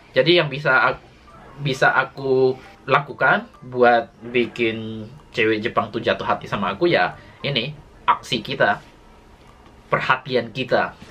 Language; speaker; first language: Indonesian; native; Indonesian